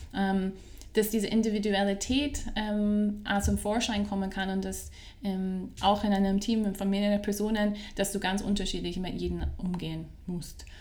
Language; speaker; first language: German; non-native, fluent; English